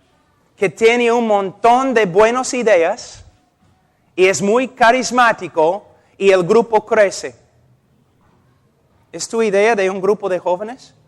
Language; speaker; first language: Spanish; non-native, fluent; English